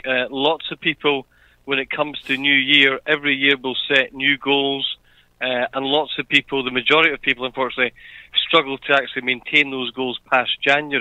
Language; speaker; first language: English; native; English